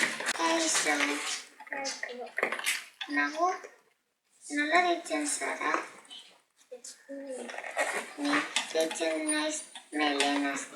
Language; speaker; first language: Basque; non-native, local second language; Spanish